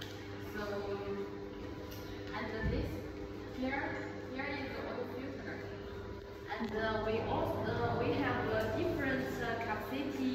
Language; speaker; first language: English; non-native, learner; Chinese